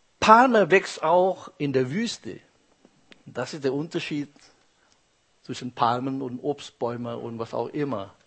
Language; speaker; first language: German; non-native, fluent; Indonesian